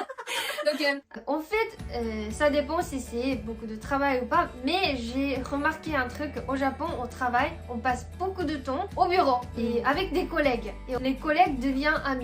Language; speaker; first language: French; non-native, fluent; Japanese